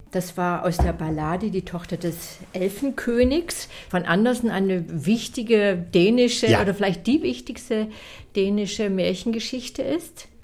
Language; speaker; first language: German; native; German